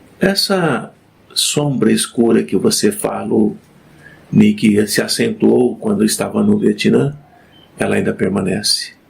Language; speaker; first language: Portuguese; native; Portuguese